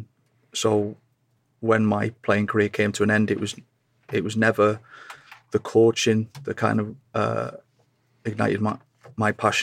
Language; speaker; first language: English; native; English